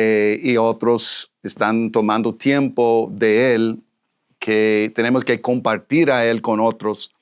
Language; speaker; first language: Spanish; non-native, fluent; English